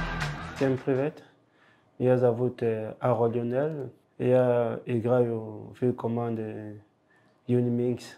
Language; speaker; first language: Russian; non-native, learner; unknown